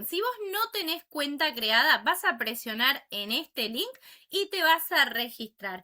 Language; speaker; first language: Spanish; native; Spanish